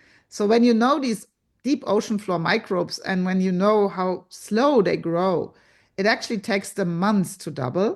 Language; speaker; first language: English; non-native, fluent; German